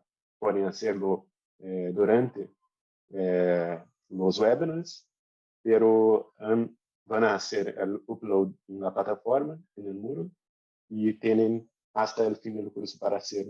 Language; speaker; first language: Spanish; non-native, learner; Portuguese